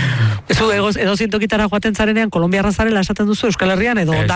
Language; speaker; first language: Basque; native; Basque